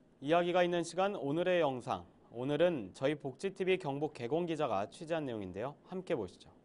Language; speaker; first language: Korean; native; Korean